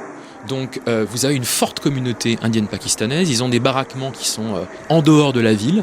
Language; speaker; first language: French; native; French